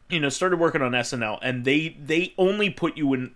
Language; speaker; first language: English; native; English